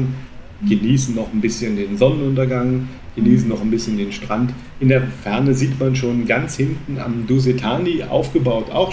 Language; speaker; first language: German; native; German